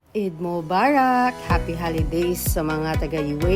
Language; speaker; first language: Filipino; non-native, local second language; Cebuano